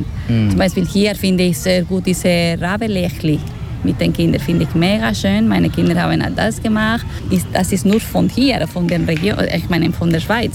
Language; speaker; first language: German; non-native, fluent; Spanish